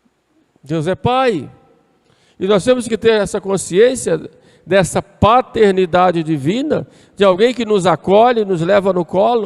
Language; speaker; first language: Portuguese; native; Portuguese